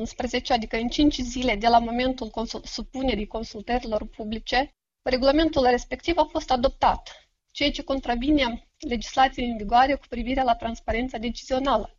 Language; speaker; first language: Romanian; native; Romanian